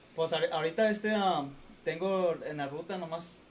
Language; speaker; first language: Spanish; early bilingual, heritage; Spanish